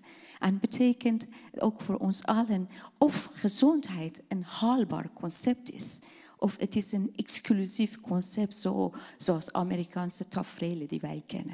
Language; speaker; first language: Dutch; non-native, fluent; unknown